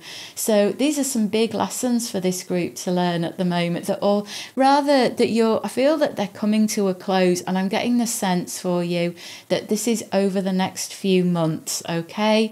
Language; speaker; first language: English; native; English